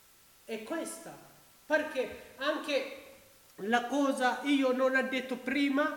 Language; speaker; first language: Italian; non-native, learner; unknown